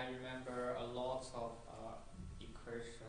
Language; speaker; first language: English; non-native, learner; Chinese